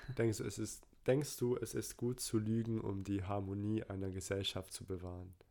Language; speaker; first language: German; early bilingual, other home language; Turkish